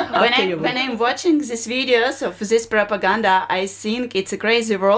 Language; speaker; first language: English; non-native, learner; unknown